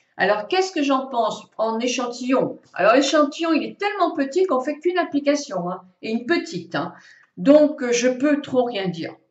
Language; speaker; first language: French; native; French